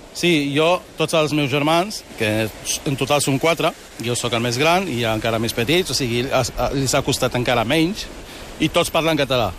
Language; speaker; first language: Catalan; early bilingual, other home language; Arabic